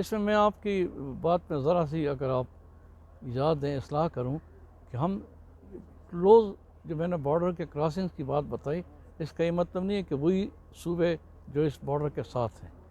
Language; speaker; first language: Urdu; non-native, local second language; Pashto